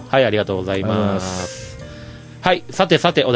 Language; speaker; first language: Japanese; native; Japanese